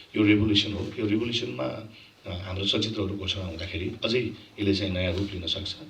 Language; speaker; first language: Nepali; non-native, local second language; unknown